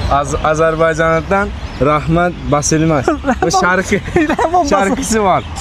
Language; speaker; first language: Turkish; non-native, learner; Uzbek